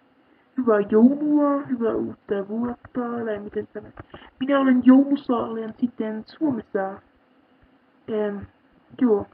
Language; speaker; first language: Finnish; early bilingual, heritage; German